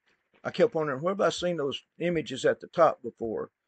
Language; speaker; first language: English; native; English